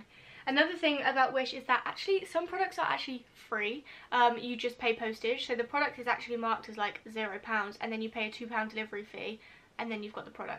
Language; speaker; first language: English; native; English